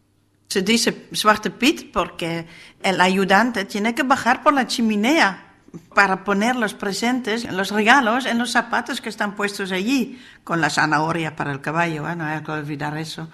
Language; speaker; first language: Spanish; non-native, fluent; Dutch